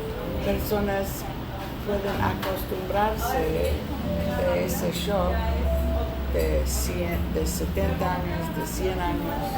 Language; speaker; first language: Spanish; non-native, learner; English